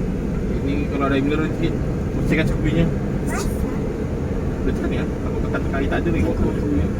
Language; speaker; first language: Malay; native; Malay